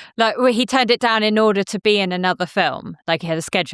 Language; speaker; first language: English; native; English